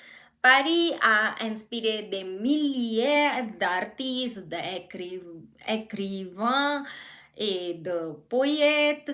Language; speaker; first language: French; non-native, learner; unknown